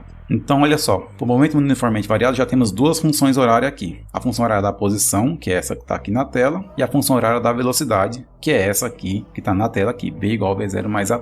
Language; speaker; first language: Portuguese; native; Portuguese